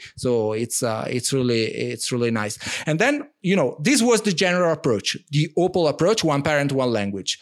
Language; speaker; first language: English; non-native, fluent; Italian